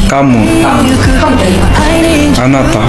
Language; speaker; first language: Indonesian; non-native, learner; Japanese